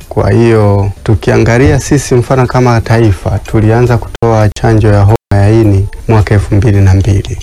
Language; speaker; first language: Swahili; native; Swahili